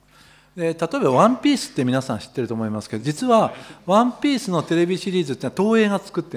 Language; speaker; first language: Japanese; native; Japanese